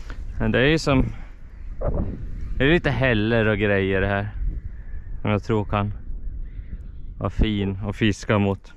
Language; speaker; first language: Swedish; native; Swedish